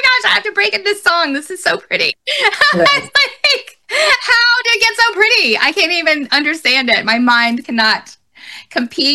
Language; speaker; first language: English; native; English